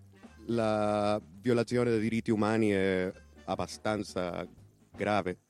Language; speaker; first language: Italian; non-native, learner; Spanish